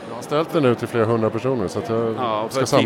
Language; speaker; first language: Swedish; native; Swedish